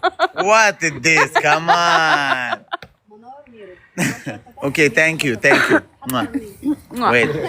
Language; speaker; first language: English; non-native, learner; Arabic